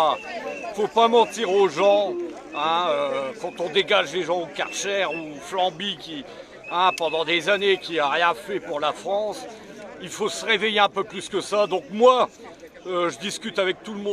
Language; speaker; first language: French; native; French